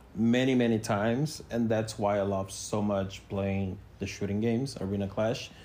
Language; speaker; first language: English; non-native, fluent; Portuguese